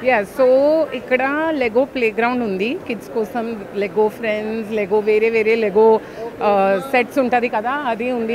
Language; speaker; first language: Telugu; non-native, local second language; Hindi